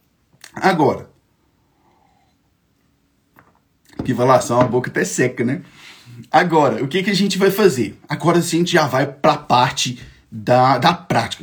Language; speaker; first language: Portuguese; native; Portuguese